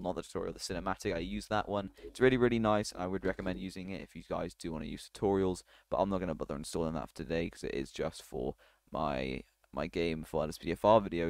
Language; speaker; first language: English; native; English